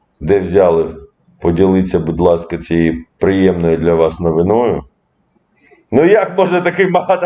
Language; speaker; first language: Ukrainian; non-native, local second language; Russian